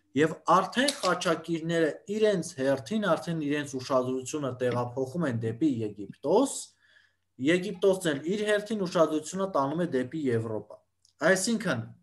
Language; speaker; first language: Armenian; native; Armenian